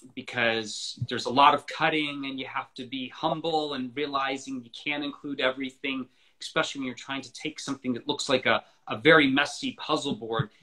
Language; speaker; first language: English; native; English